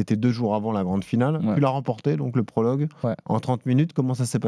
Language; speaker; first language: French; native; French